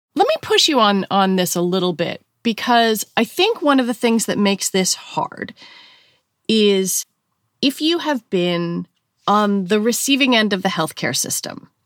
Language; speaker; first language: English; native; English